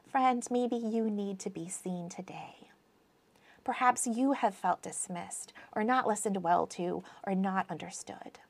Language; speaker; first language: English; native; English